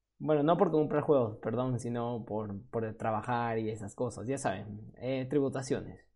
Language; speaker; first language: Spanish; native; Spanish